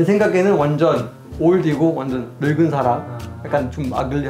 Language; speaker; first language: Korean; non-native, fluent; Italian